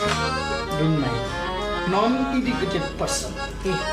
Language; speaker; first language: English; non-native, learner; Bangla